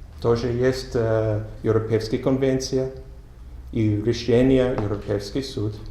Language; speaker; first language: Russian; non-native, learner; English